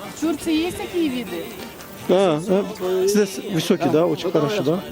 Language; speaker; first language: Russian; non-native, local second language; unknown